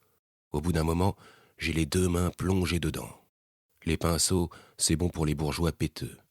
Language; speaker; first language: French; native; French